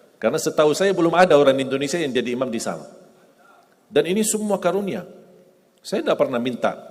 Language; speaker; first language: Indonesian; non-native, fluent; Arabic